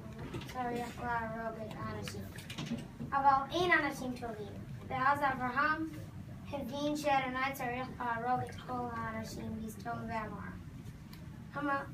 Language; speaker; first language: Hebrew; non-native, learner; English